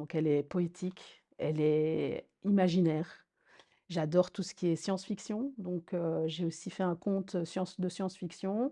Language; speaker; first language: French; early bilingual, other home language; Rundi